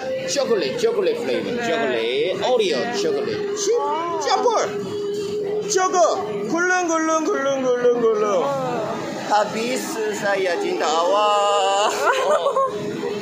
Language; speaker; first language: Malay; non-native, learner; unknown